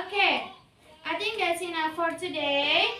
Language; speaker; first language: English; non-native, learner; Indonesian